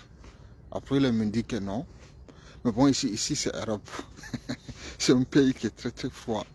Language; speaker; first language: French; non-native, fluent; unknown